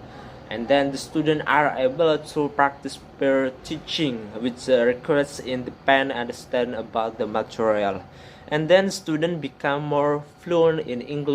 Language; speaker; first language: English; non-native, learner; Indonesian